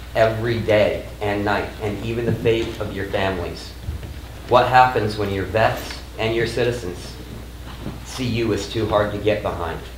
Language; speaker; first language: English; native; English